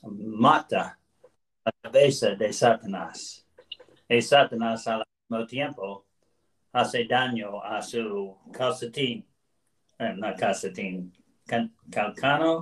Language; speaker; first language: Spanish; non-native, learner; English